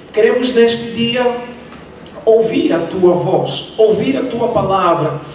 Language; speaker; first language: Portuguese; native; Portuguese